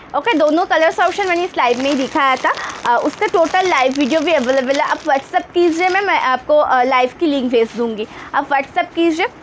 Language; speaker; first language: Hindi; non-native, local second language; Bangla